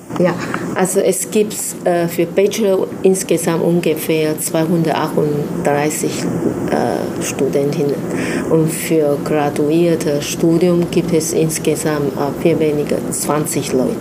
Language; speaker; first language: German; non-native, fluent; Chinese